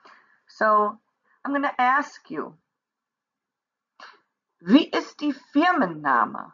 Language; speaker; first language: German; non-native, learner; English